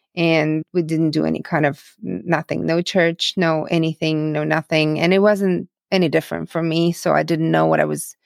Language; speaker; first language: English; non-native, fluent; Russian